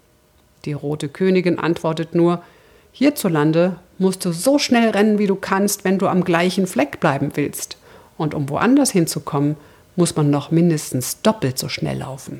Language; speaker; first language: German; native; German